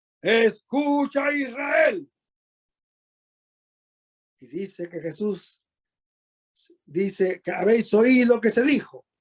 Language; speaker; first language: Spanish; native; Spanish